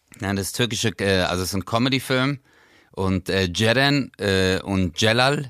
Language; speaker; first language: German; early bilingual, other home language; Turkish